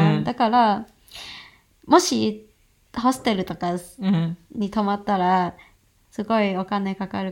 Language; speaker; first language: Japanese; non-native, fluent; Cantonese